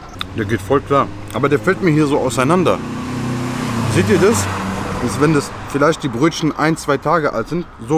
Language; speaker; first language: German; non-native, local second language; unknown